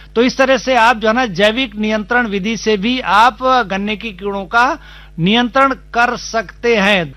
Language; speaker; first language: Hindi; native; Hindi